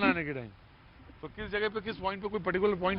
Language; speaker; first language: Hindi; native; Hindi